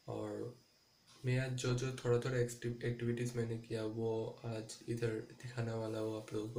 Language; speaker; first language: Hindi; non-native, local second language; Bangla